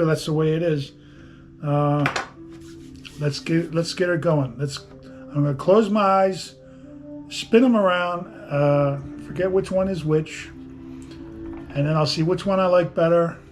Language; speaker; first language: English; native; English